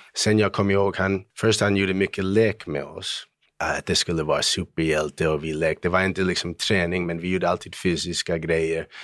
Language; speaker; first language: Swedish; early bilingual, heritage; Swedish